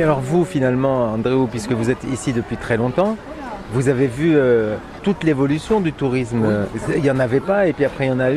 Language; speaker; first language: French; native; French